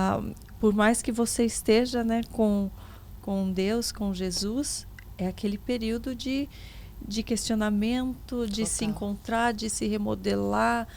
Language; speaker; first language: Portuguese; native; Portuguese